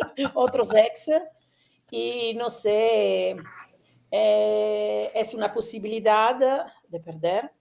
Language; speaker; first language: Spanish; non-native, learner; Italian